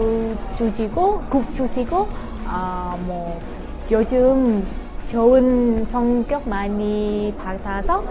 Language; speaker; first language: Korean; non-native, learner; Vietnamese